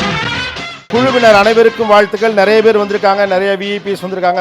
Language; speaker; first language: Tamil; native; Tamil